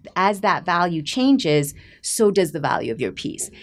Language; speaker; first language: English; native; English